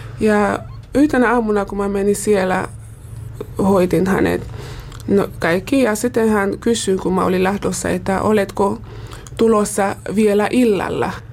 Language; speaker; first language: Finnish; non-native, fluent; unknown